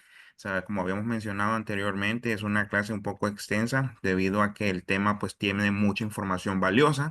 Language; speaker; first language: Spanish; native; Spanish